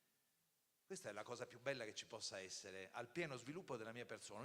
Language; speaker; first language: Italian; native; Italian